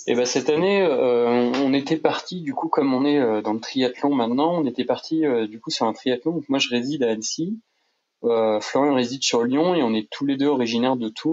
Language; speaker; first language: French; native; French